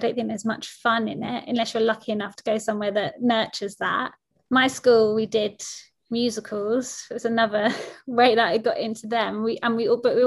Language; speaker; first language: English; native; English